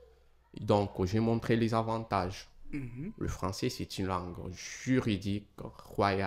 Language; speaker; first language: French; non-native, fluent; Portuguese